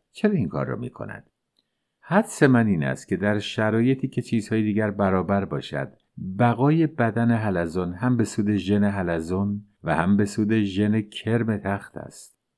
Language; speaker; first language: Persian; native; Persian